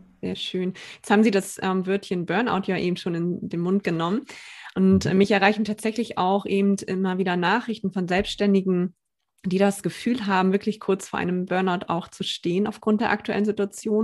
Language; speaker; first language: German; native; German